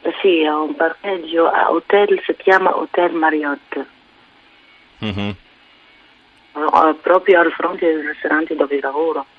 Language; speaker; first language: Italian; non-native, fluent; Arabic